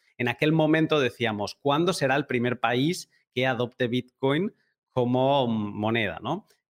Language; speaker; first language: Spanish; native; Spanish